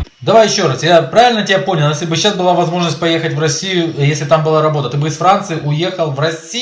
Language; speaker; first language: Russian; native; Russian